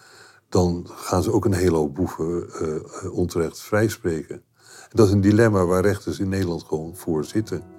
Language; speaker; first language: Dutch; native; Dutch